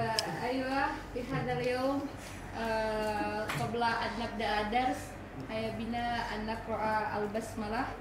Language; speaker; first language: Arabic; non-native, fluent; Indonesian